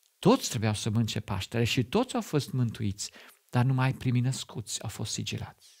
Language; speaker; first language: Romanian; non-native, fluent; German